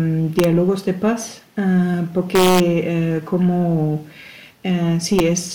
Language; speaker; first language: Spanish; non-native, learner; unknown